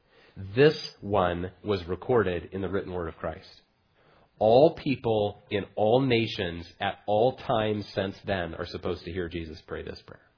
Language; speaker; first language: English; native; English